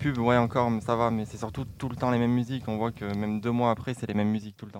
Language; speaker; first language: French; native; French